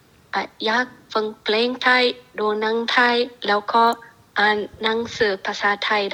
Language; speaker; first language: Thai; non-native, learner; English